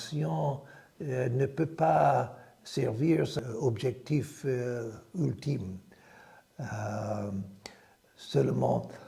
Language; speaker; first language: French; non-native, fluent; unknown